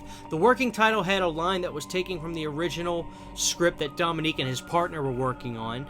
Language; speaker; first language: English; native; English